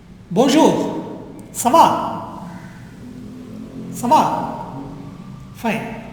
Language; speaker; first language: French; non-native, fluent; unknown